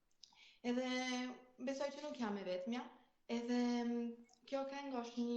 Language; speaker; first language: Albanian; early bilingual, heritage; Albanian